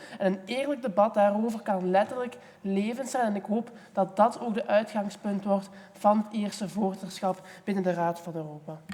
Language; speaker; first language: Dutch; native; Dutch